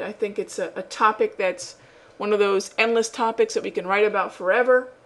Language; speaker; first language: English; native; English